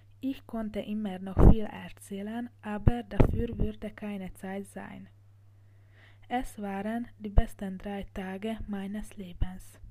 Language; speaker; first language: German; non-native, learner; Hungarian